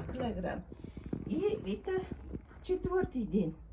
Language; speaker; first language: Russian; non-native, local second language; Uzbek